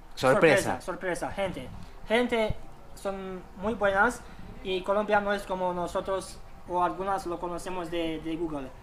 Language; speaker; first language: Spanish; non-native, learner; Romanian